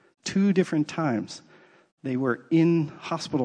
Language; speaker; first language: English; native; English